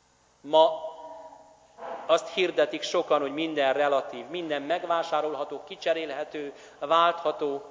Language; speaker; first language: Hungarian; native; Hungarian